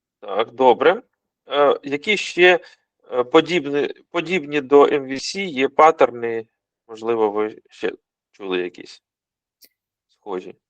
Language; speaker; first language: Ukrainian; non-native, local second language; Russian